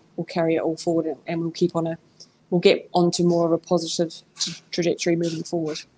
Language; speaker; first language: English; native; English